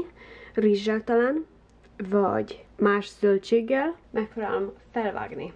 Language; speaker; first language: Hungarian; early bilingual, heritage; Hungarian